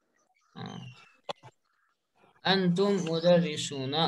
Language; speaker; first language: Arabic; non-native, fluent; Urdu